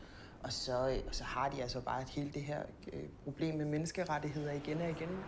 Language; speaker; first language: Danish; native; Danish